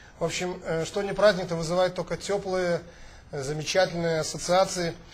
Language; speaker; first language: Russian; native; Russian